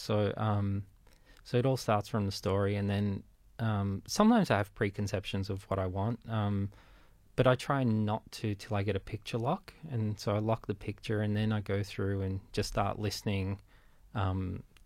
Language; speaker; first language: English; native; English